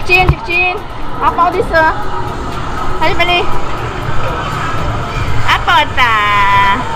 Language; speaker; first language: Korean; non-native, learner; Filipino